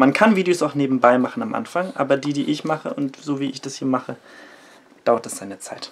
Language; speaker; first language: German; native; German